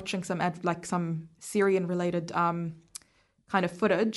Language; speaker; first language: English; native; English